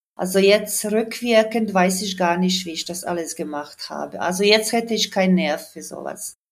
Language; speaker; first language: German; non-native, fluent; Croatian